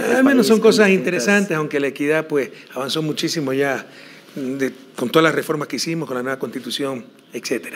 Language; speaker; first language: Spanish; native; Spanish